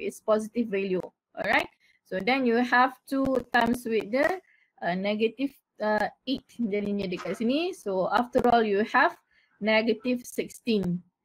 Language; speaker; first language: English; non-native, local second language; Malay